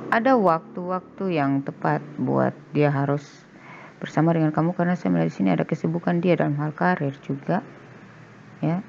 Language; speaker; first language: Indonesian; native; Indonesian